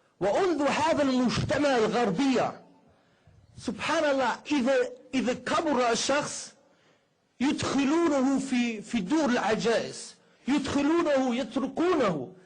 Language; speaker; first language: Egyptian Arabic; non-native, fluent; German